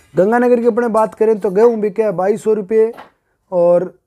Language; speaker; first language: Hindi; native; Hindi